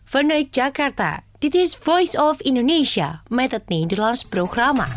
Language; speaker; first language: Dutch; non-native, fluent; Indonesian